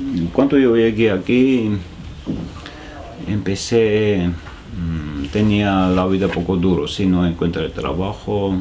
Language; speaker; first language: Spanish; non-native, learner; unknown